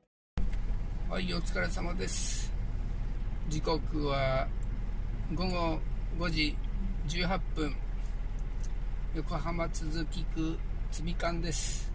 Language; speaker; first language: Japanese; native; Japanese